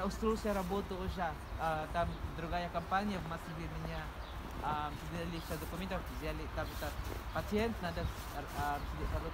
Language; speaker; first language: Russian; non-native, fluent; Filipino